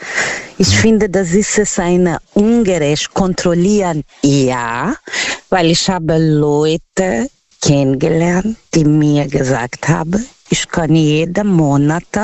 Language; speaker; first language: German; non-native, learner; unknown